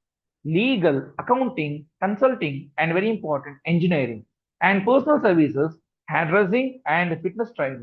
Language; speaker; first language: English; non-native, local second language; Tamil